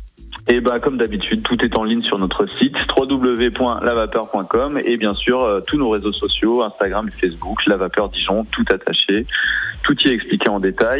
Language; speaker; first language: French; native; French